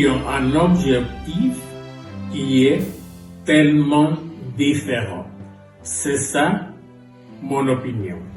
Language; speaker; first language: French; non-native, fluent; Spanish